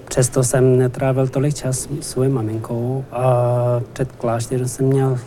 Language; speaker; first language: Czech; non-native, learner; Tibetan